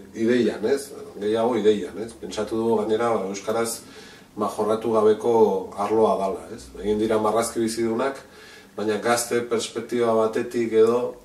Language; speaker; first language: Basque; non-native, local second language; Spanish